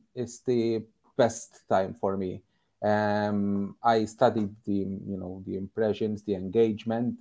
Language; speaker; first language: English; non-native, fluent; Maltese